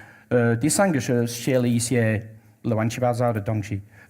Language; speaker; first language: Chinese; non-native, learner; English